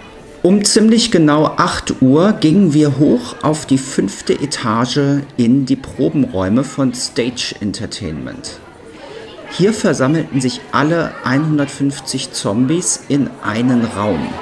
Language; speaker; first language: German; native; German